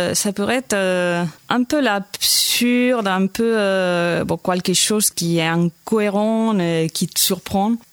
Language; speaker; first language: French; non-native, fluent; Spanish